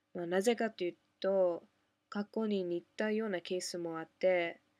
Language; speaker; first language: Japanese; non-native, fluent; English